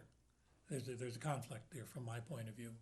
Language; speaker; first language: English; native; English